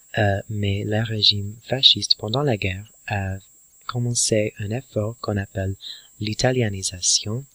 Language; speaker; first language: French; non-native, learner; English